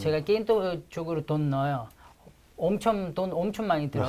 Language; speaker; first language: Korean; non-native, fluent; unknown